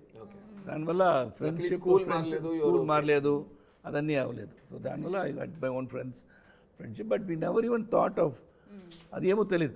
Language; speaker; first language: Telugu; non-native, local second language; Tamil